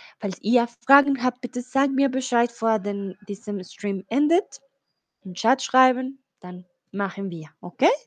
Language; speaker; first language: German; non-native, learner; Spanish